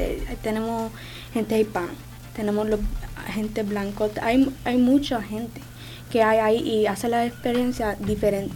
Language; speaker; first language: Spanish; early bilingual, other home language; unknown